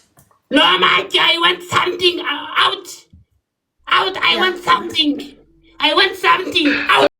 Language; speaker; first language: English; non-native, learner; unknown